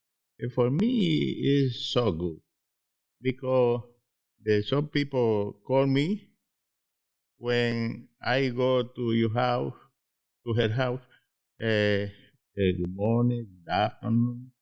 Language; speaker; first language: English; non-native, learner; Spanish